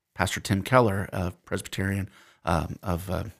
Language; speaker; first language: English; native; English